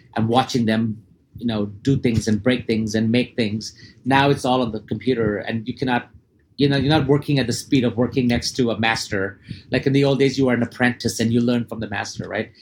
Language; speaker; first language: English; early bilingual, other home language; Arabic